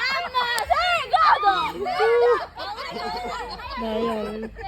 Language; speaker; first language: Italian; early bilingual, other home language; Sinhala